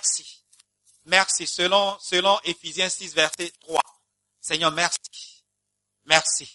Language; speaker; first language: French; non-native, fluent; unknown